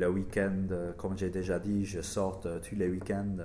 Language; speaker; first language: French; non-native, learner; English